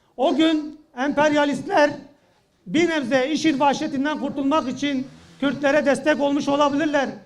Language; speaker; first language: Turkish; non-native, local second language; Kurdish